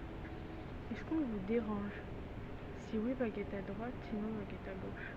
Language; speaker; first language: French; native; French